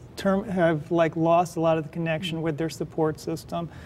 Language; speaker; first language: English; native; English